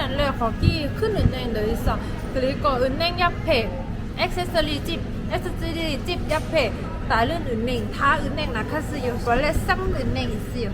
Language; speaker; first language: Korean; non-native, learner; Thai